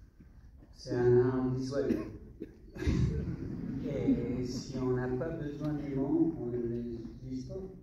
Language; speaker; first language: French; non-native, fluent; English